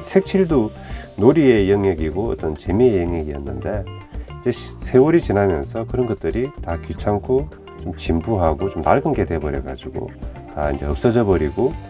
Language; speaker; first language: Korean; native; Korean